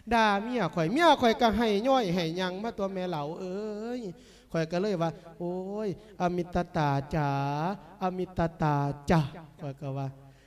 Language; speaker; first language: Thai; native; Thai